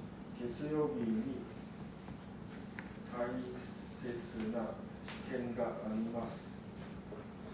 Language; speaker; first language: Japanese; non-native, learner; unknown